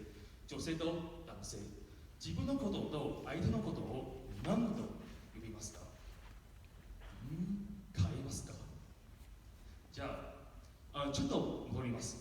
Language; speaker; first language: Japanese; non-native, learner; Min Nan Chinese